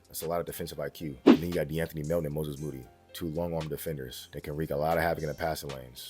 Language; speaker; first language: English; native; English